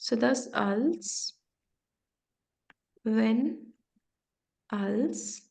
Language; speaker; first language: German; non-native, fluent; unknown